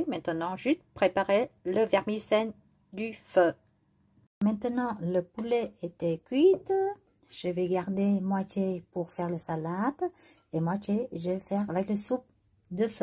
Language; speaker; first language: French; non-native, learner; Vietnamese